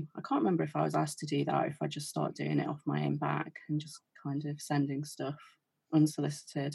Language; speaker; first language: English; native; English